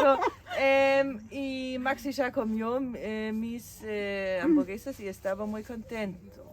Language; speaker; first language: Spanish; non-native, fluent; German